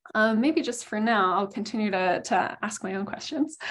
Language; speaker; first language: English; native; English